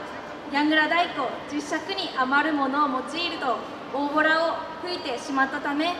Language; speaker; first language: Japanese; native; Japanese